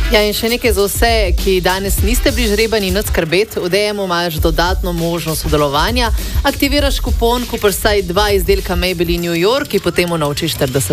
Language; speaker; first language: Slovenian; native; Slovenian